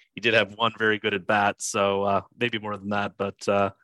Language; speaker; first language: English; native; English